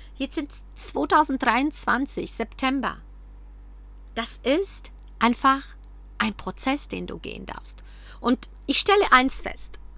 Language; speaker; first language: German; early bilingual, other home language; Polish